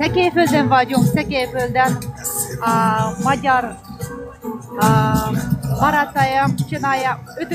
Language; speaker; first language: Hungarian; non-native, learner; Kazakh